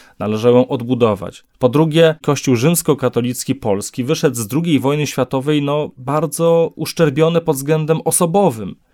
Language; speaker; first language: Polish; native; Polish